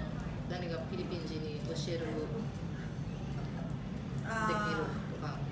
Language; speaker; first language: Japanese; non-native, learner; Filipino